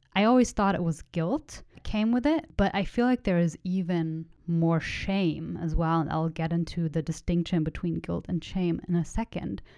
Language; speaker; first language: English; non-native, fluent; German